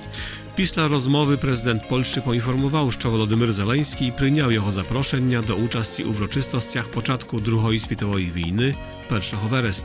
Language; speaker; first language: Ukrainian; native; Ukrainian